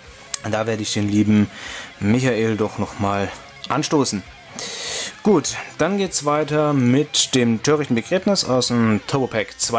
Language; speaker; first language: German; native; German